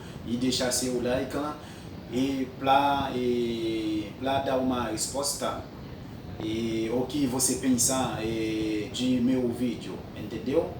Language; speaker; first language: Portuguese; non-native, fluent; French